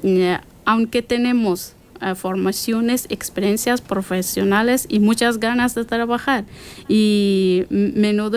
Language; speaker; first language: Spanish; non-native, learner; Persian